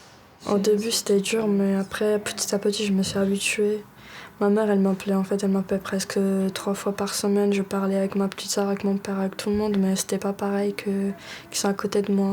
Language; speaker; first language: French; early bilingual, other home language; Georgian